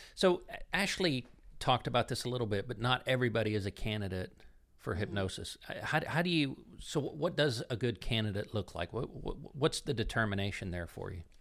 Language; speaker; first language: English; non-native, fluent; Dutch